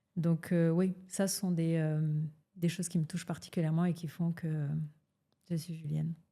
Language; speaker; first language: French; early bilingual, other home language; Portuguese